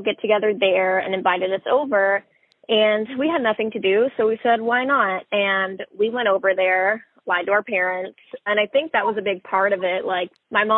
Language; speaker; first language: English; native; English